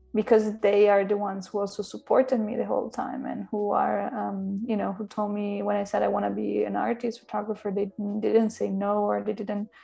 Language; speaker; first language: English; non-native, fluent; Italian